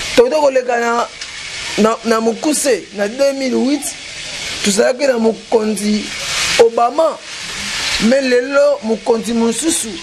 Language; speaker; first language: Lingala; non-native, local second language; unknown